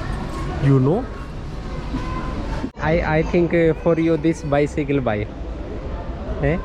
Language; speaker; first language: English; non-native, learner; Hindi